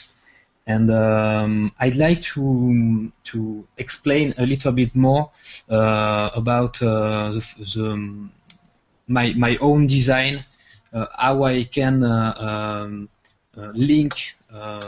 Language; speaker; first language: English; non-native, fluent; French